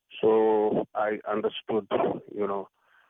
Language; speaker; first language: English; non-native, local second language; Kashmiri